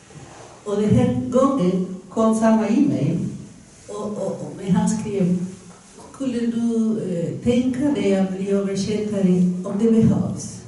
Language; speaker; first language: Swedish; non-native, fluent; Spanish